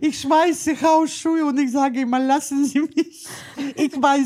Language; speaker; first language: German; non-native, learner; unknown